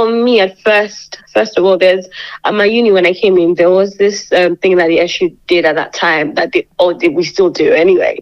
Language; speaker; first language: English; non-native, local second language; Yoruba